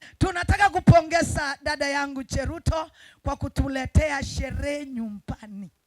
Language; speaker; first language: Swahili; non-native, local second language; Kalenjin